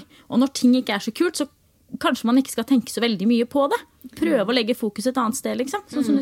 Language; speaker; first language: Norwegian; native; Norwegian